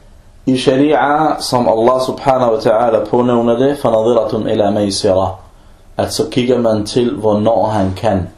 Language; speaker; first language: Danish; non-native, fluent; Arabic